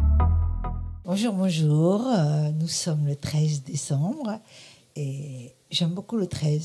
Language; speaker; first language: French; native; French